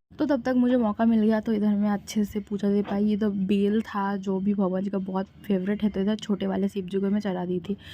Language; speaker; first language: Hindi; non-native, local second language; Bangla